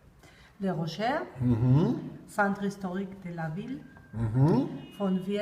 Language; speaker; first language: French; non-native, learner; Spanish